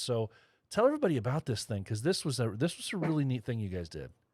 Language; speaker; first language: English; native; English